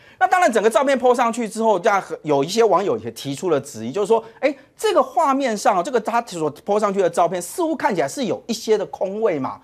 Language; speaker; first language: Chinese; native; Chinese